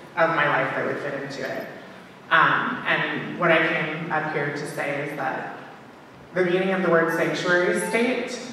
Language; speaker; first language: English; native; English